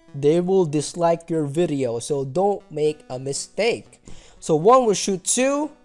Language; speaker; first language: English; non-native, local second language; Filipino